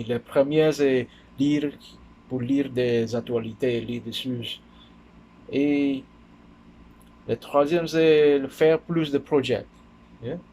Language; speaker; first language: French; non-native, learner; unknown